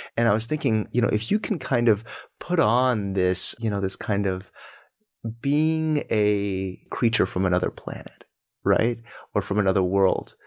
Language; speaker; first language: English; native; English